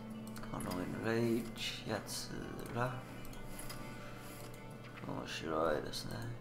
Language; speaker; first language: Japanese; non-native, learner; English